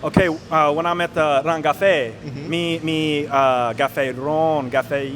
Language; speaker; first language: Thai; non-native, learner; English